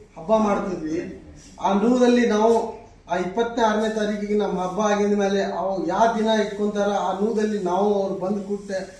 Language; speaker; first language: Kannada; non-native, local second language; Urdu